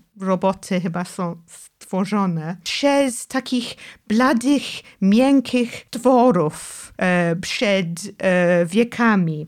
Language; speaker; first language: Polish; non-native, fluent; English